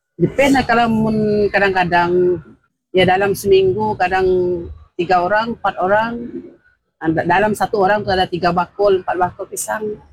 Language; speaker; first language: Malay; non-native, local second language; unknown